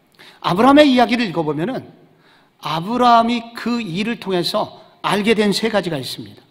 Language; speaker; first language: Korean; native; Korean